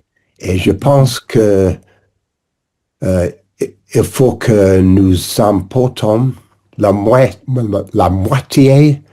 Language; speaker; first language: French; non-native, learner; English